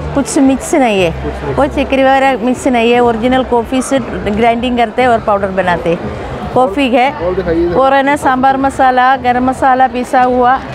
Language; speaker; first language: Hindi; non-native, local second language; Malayalam